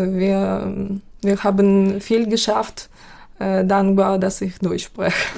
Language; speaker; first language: German; non-native, fluent; Ukrainian